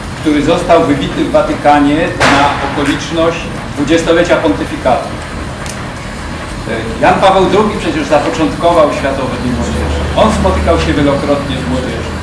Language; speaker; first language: Polish; native; Polish